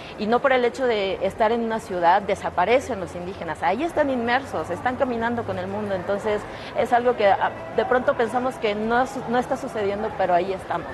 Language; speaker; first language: Spanish; non-native, local second language; Yucateco